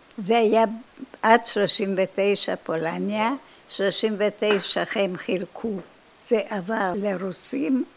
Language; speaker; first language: Hebrew; non-native, fluent; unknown